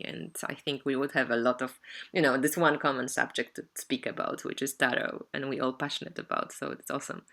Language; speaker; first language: English; non-native, fluent; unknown